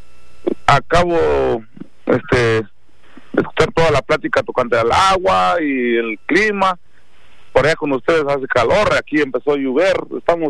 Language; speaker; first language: Spanish; non-native, local second language; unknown